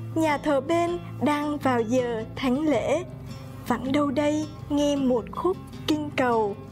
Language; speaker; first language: Vietnamese; native; Vietnamese